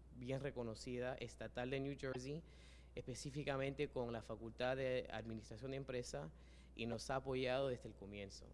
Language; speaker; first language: Spanish; early bilingual, heritage; Spanish